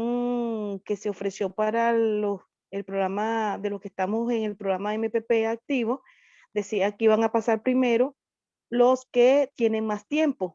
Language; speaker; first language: Spanish; native; Spanish